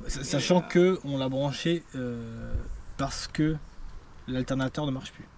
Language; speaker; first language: French; native; French